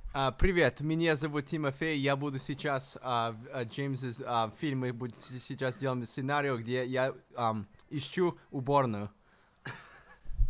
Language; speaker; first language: Russian; early bilingual, heritage; Russian